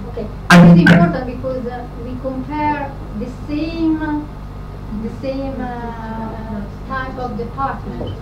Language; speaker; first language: English; non-native, fluent; Italian